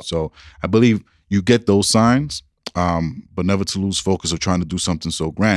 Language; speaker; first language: English; early bilingual, other home language; Spanish